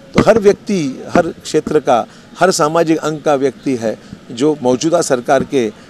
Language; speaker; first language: Hindi; non-native, local second language; Marathi